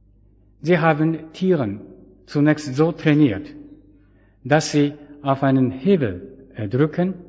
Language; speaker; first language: German; non-native, fluent; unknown